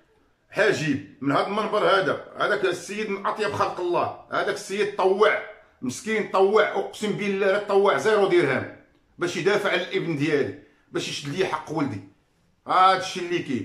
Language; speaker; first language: Arabic; native; Arabic